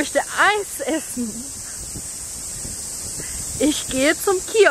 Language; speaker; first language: German; non-native, fluent; Japanese